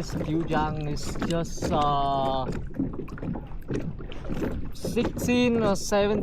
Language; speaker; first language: English; non-native, learner; Vietnamese